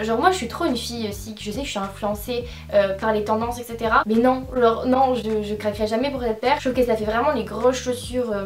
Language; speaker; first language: French; native; French